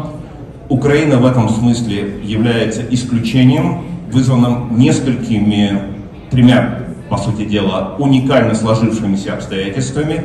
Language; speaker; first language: Russian; native; Russian